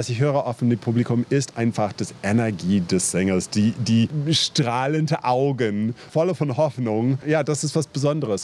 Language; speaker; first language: German; non-native, fluent; English